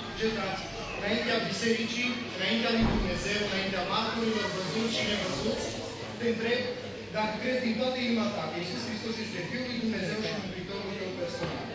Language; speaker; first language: Romanian; native; Romanian